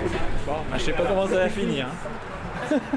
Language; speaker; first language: French; native; French